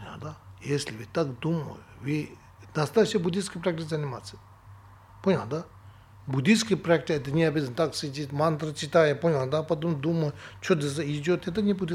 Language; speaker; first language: Russian; non-native, learner; Tibetan